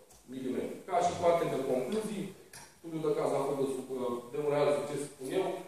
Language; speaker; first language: Romanian; native; Romanian